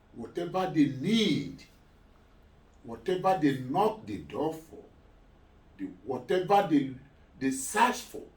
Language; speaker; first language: English; non-native, local second language; Yoruba